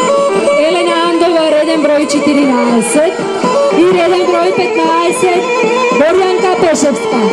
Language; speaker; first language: Macedonian; native; Macedonian